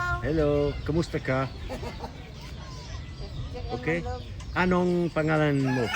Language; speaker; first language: Cebuano; non-native, learner; English